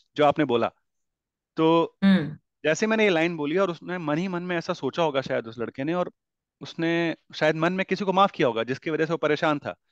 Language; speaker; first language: Hindi; native; Hindi